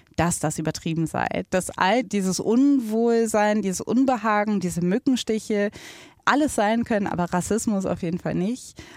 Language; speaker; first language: German; native; German